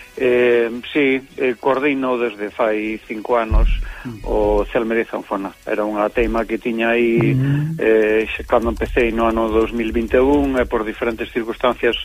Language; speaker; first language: Galician; native; Galician